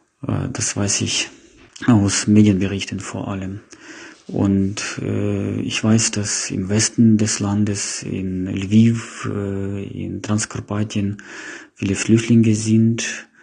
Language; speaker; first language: German; non-native, fluent; Ukrainian